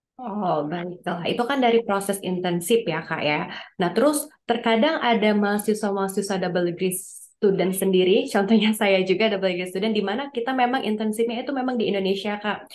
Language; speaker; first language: Indonesian; native; Indonesian